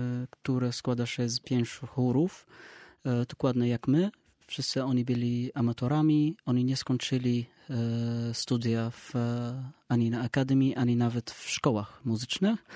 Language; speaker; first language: Polish; non-native, learner; Arabic